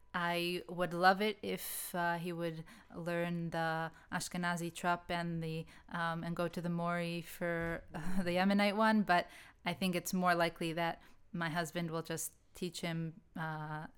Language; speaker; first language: English; native; English